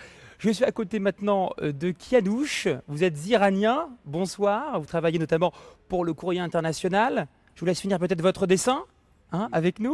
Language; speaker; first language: French; native; French